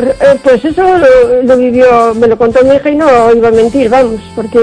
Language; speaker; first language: Spanish; native; Spanish